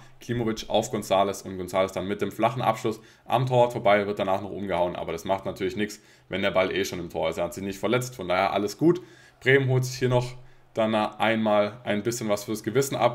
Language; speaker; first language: German; native; German